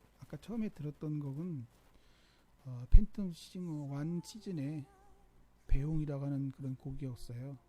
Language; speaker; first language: Korean; native; Korean